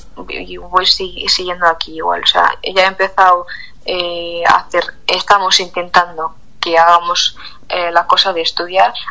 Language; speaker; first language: Spanish; non-native, fluent; Ukrainian